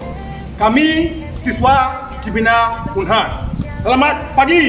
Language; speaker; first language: Indonesian; non-native, learner; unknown